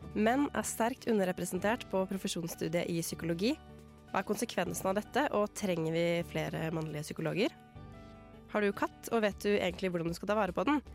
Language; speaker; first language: Norwegian; native; Norwegian